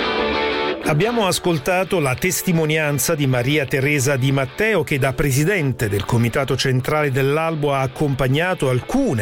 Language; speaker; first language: Italian; native; Italian